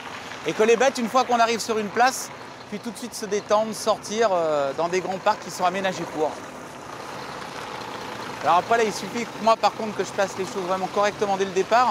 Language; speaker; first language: French; native; French